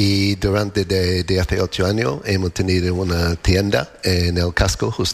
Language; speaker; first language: Spanish; non-native, learner; English